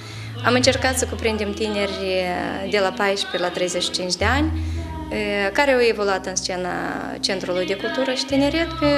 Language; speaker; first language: Romanian; native; Romanian